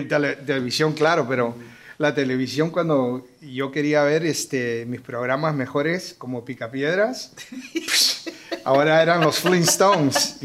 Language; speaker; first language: Spanish; early bilingual, heritage; Spanish